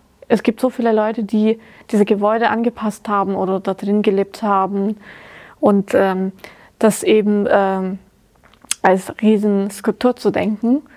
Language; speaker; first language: German; non-native, fluent; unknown